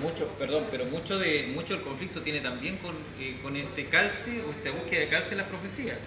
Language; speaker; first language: Spanish; native; Spanish